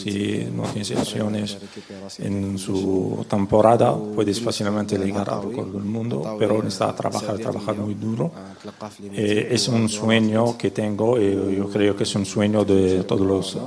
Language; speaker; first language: Spanish; non-native, learner; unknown